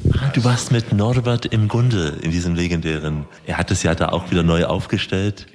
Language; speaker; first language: German; native; German